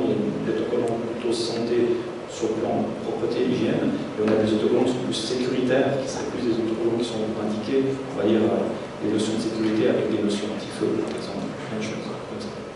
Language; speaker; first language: French; native; French